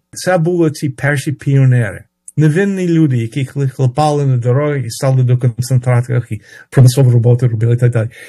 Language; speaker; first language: Ukrainian; early bilingual, heritage; Ukrainian